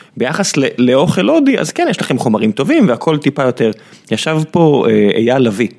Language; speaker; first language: Hebrew; native; Hebrew